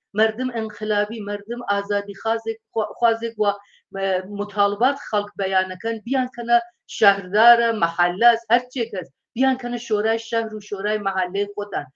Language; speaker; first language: Central Kurdish; non-native, local second language; Persian